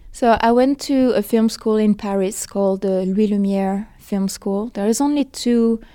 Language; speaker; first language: English; non-native, fluent; French